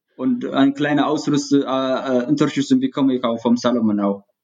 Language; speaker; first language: German; non-native, learner; Tigrinya